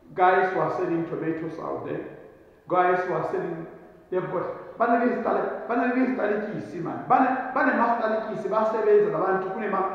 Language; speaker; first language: English; non-native, local second language; Northern Sotho